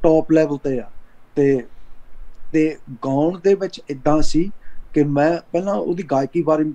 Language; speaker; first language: Punjabi; early bilingual, heritage; Punjabi